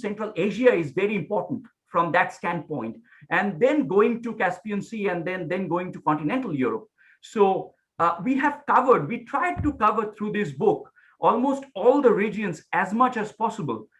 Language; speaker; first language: English; non-native, local second language; Bangla